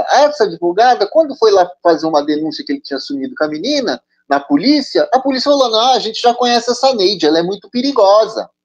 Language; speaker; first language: Portuguese; native; Portuguese